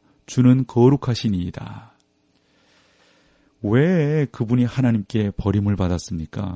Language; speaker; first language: Korean; native; Korean